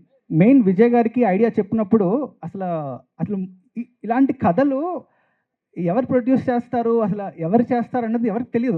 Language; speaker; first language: Telugu; native; Telugu